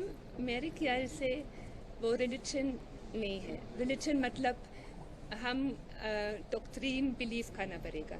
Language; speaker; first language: Hindi; non-native, learner; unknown